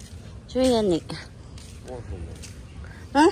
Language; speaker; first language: Arabic; non-native, learner; Filipino